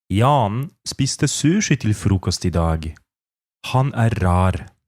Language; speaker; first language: Norwegian; non-native, fluent; Polish